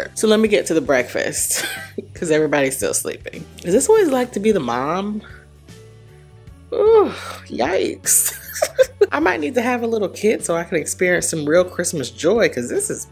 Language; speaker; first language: English; native; English